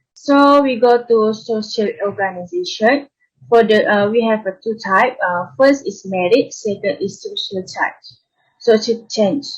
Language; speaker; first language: English; non-native, learner; Malay